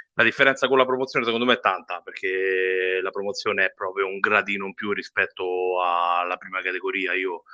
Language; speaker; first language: Italian; native; Italian